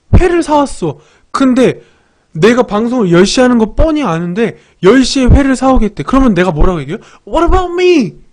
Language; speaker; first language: Korean; early bilingual, heritage; Korean